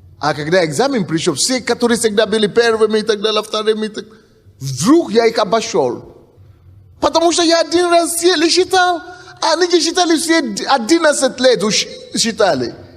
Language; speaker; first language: Russian; non-native, fluent; Yoruba